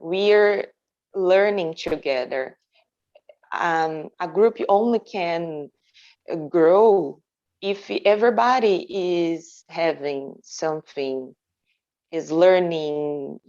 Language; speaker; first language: English; non-native, fluent; Portuguese